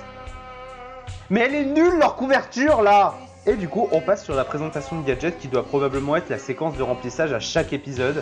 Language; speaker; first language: French; native; French